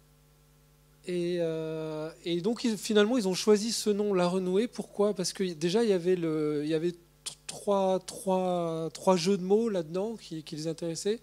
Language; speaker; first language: French; native; French